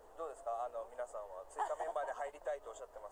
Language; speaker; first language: Japanese; native; Japanese